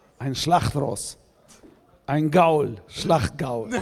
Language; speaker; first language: German; early bilingual, heritage; German